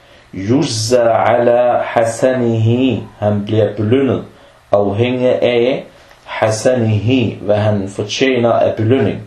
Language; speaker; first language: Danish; non-native, fluent; Arabic